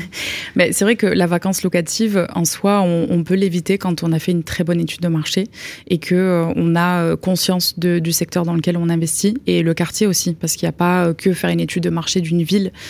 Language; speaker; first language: French; native; French